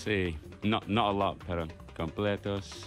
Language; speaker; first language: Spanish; non-native, learner; English